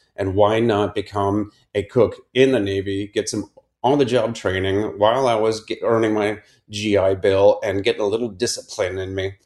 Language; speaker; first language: English; native; English